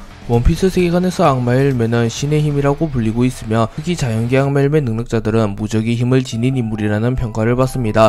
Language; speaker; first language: Korean; native; Korean